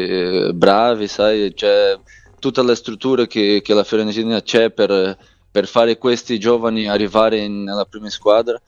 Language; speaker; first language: Italian; non-native, fluent; Portuguese